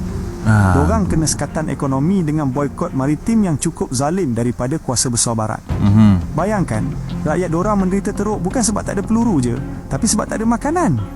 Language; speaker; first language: Malay; native; Malay